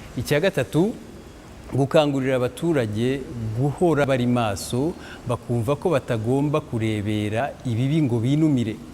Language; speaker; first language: Kinyarwanda; native; Kinyarwanda